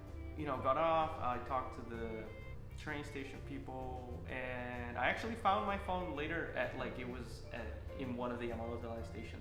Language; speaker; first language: English; non-native, fluent; Portuguese